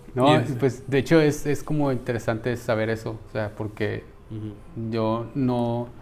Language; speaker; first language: Spanish; native; Spanish